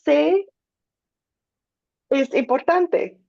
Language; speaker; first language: Spanish; non-native, learner; English